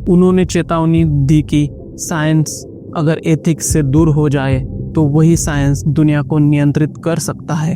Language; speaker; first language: Hindi; non-native, local second language; Marathi